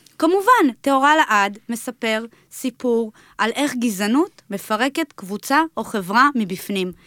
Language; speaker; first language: Hebrew; early bilingual, other home language; Russian